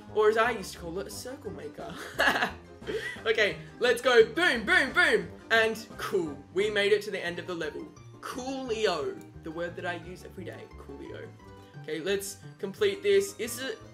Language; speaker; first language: English; native; English